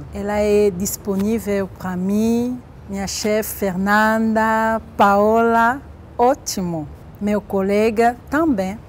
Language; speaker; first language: Portuguese; non-native, learner; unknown